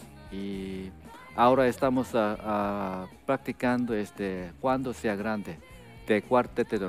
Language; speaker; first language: Spanish; non-native, fluent; Korean